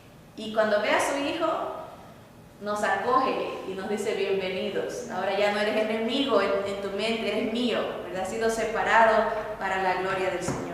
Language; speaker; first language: Spanish; native; Spanish